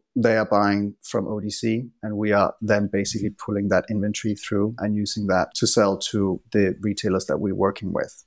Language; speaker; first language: English; non-native, fluent; Danish